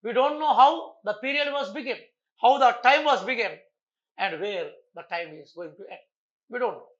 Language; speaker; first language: English; non-native, local second language; Telugu